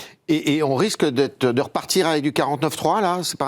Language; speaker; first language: French; native; French